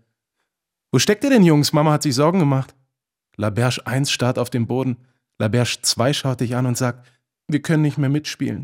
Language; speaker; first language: German; native; German